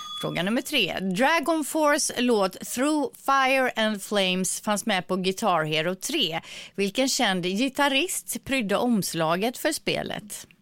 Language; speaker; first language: Swedish; native; Swedish